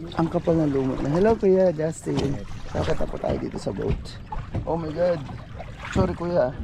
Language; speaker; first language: Filipino; native; Filipino